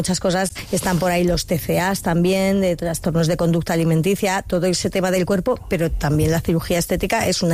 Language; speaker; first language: Spanish; native; Spanish